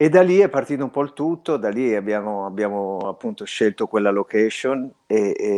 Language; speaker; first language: Italian; native; Italian